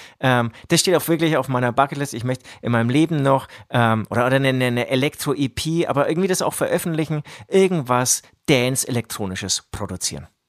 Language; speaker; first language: German; native; German